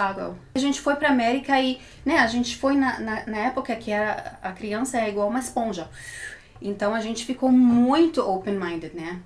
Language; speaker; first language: Portuguese; early bilingual, heritage; Portuguese